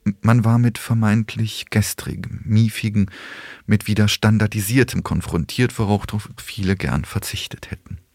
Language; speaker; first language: German; early bilingual, other home language; Polish